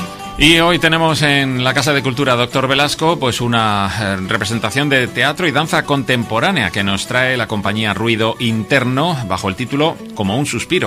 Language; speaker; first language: Spanish; native; Spanish